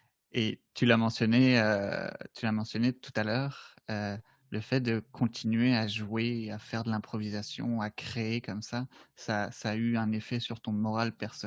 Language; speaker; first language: French; native; French